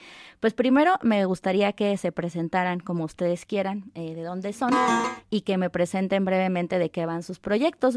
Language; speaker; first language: Spanish; native; Spanish